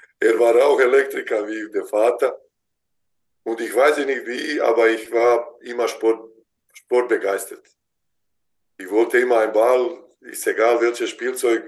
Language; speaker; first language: German; non-native, fluent; Bosnian